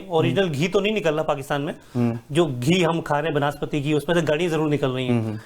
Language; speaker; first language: Urdu; native; Urdu